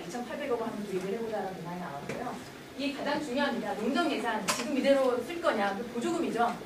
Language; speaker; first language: Korean; native; Korean